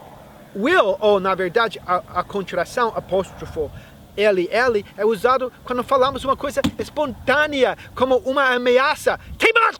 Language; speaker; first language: Portuguese; non-native, fluent; English